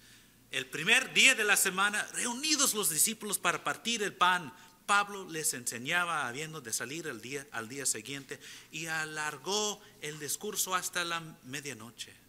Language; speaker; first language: Spanish; early bilingual, heritage; English